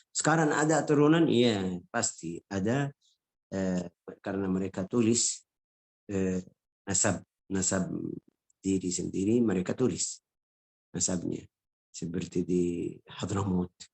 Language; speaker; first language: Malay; non-native, fluent; Arabic